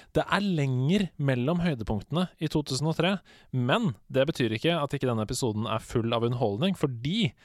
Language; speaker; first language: Norwegian; native; Norwegian